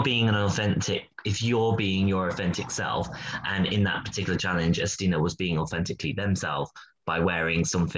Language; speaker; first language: English; native; English